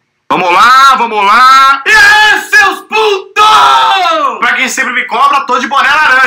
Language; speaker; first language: Portuguese; native; Portuguese